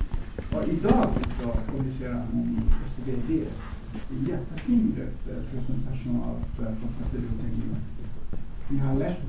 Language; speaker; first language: Swedish; non-native, fluent; Chinese